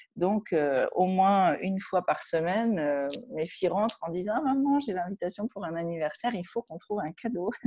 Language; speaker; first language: French; native; French